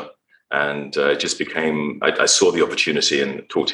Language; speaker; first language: English; native; English